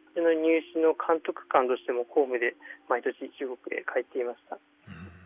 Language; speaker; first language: Japanese; early bilingual, other home language; Chinese